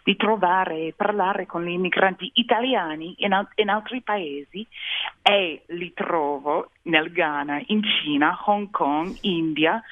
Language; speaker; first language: Italian; non-native, fluent; English